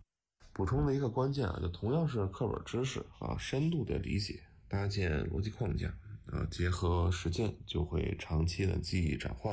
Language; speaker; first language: Chinese; native; Chinese